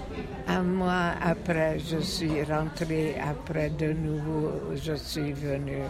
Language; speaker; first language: French; non-native, fluent; Hungarian